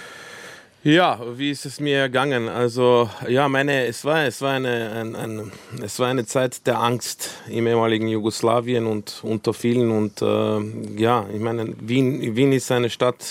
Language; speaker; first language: German; early bilingual, other home language; Croatian